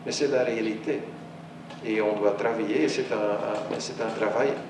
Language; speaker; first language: French; non-native, local second language; Dutch